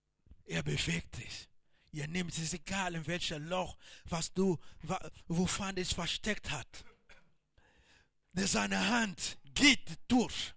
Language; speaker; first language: German; non-native, learner; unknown